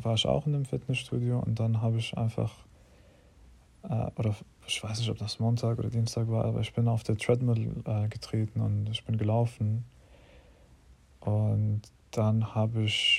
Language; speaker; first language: German; non-native, fluent; English